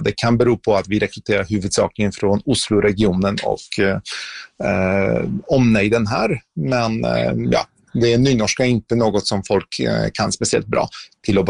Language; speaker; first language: Swedish; non-native, fluent; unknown